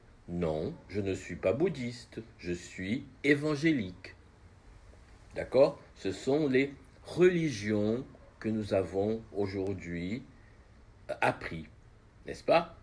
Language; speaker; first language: French; non-native, fluent; Portuguese